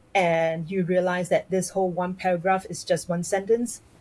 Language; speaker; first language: English; non-native, local second language; Chinese